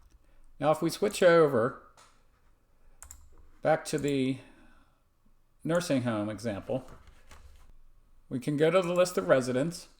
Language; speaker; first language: English; native; English